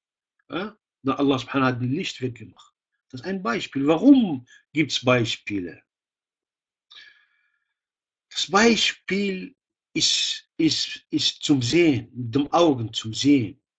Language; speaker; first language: German; non-native, fluent; Arabic